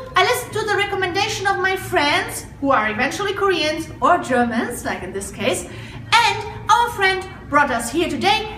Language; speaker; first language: English; non-native, fluent; German